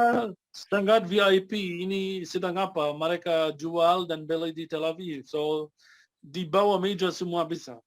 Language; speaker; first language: Indonesian; non-native, fluent; Arabic